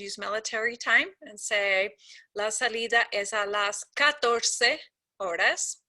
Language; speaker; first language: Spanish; non-native, fluent; English